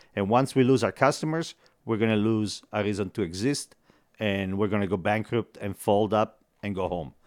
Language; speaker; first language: English; non-native, fluent; Italian